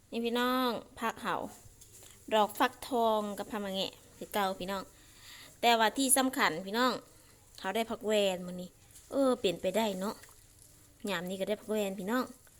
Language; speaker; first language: Thai; native; Thai